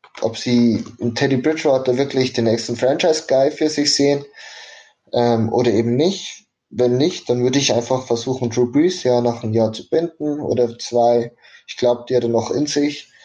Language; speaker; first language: German; native; German